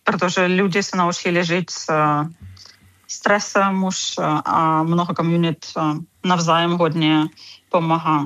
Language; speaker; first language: Czech; non-native, fluent; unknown